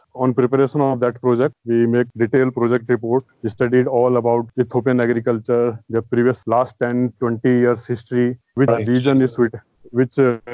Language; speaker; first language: English; non-native, local second language; Hindi